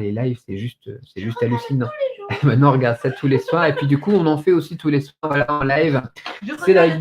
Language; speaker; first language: French; native; French